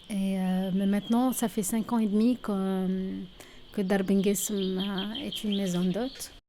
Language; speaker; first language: French; non-native, local second language; Arabic